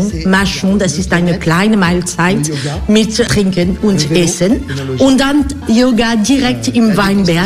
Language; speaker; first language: German; non-native, learner; French